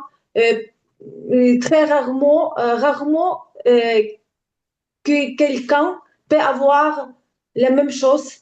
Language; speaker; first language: French; non-native, learner; Ukrainian